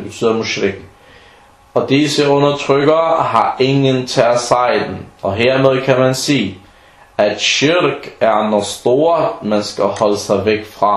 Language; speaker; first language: Danish; non-native, fluent; Arabic